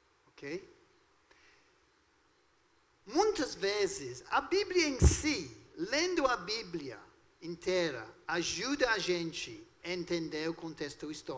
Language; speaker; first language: Portuguese; non-native, fluent; English